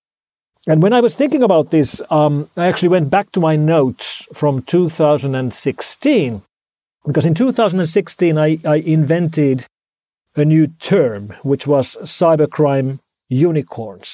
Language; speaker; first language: English; non-native, fluent; Finnish